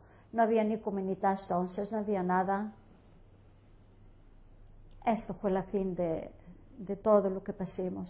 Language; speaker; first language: Spanish; early bilingual, heritage; Ladino